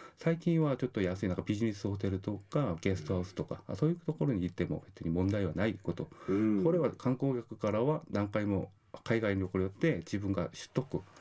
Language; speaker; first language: Japanese; non-native, fluent; Korean